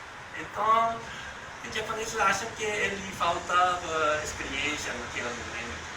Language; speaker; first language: Portuguese; non-native, learner; Japanese